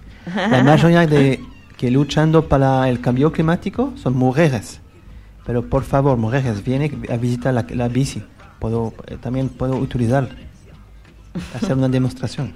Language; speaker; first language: Spanish; non-native, learner; French